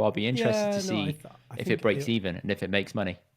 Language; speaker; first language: English; early bilingual, other home language; Punjabi